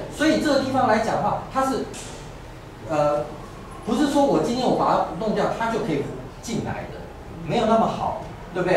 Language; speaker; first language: Chinese; native; Chinese